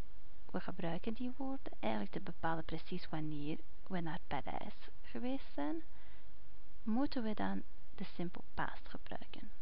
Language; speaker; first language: Dutch; non-native, fluent; English